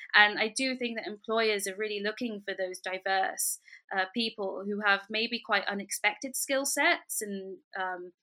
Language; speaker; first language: English; native; English